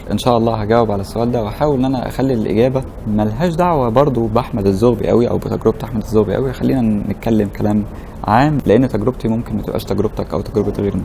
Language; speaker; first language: Arabic; native; Arabic